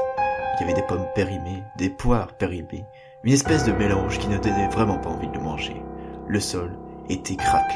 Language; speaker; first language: French; native; French